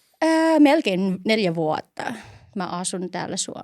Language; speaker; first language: Finnish; non-native, learner; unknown